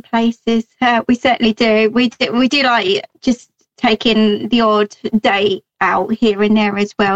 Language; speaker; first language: English; native; English